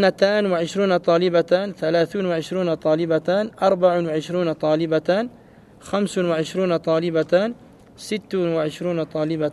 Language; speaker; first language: Arabic; non-native, fluent; French